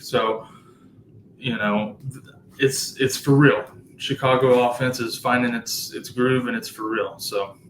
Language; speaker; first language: English; native; English